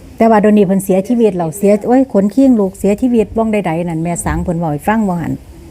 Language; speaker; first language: Thai; native; Thai